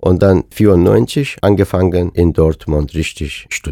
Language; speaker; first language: German; non-native, fluent; Persian